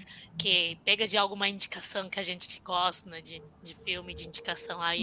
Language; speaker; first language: Portuguese; non-native, fluent; Chinese